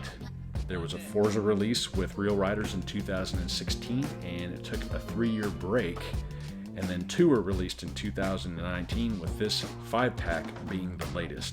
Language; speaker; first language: English; native; English